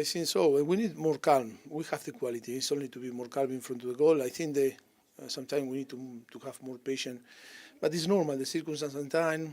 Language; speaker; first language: English; non-native, fluent; Spanish